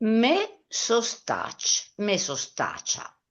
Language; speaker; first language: Italian; native; Italian